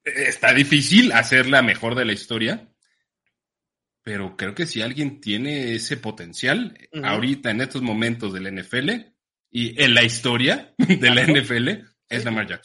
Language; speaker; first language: Spanish; native; Spanish